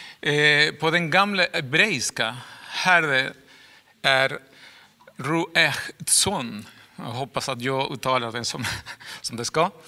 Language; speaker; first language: Swedish; non-native, fluent; Spanish